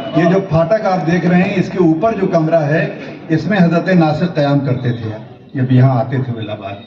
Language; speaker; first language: Urdu; native; Urdu